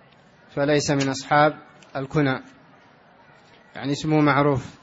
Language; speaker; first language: Arabic; native; Arabic